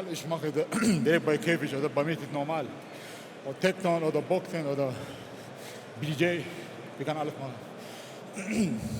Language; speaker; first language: German; non-native, learner; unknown